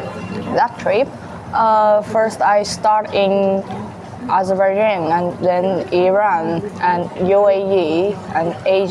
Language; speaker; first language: English; non-native, learner; Chinese